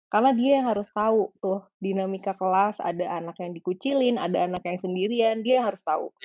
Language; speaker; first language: Indonesian; native; Indonesian